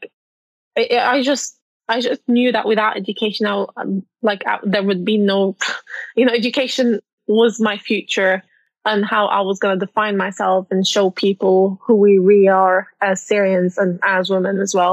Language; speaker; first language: English; non-native, fluent; Arabic